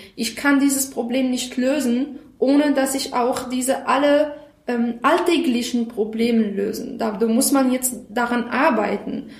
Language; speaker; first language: German; non-native, fluent; Arabic